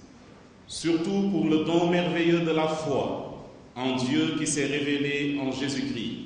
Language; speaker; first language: French; non-native, local second language; Jola-Fonyi